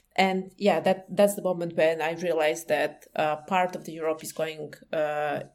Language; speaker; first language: English; non-native, fluent; Serbian